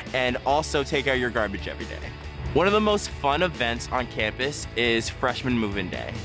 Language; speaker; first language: English; native; English